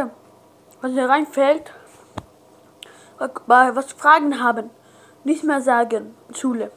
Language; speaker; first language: German; non-native, learner; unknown